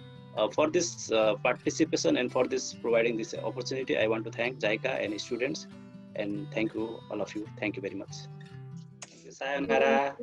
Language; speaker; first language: English; non-native, fluent; Nepali